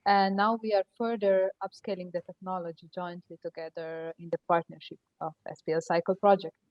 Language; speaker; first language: English; non-native, fluent; Slovenian